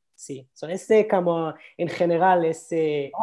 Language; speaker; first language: Spanish; non-native, learner; Hebrew